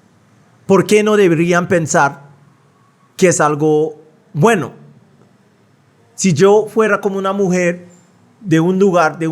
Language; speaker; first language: Spanish; non-native, fluent; English